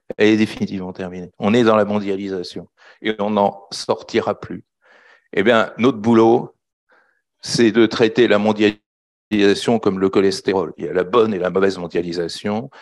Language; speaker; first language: French; native; French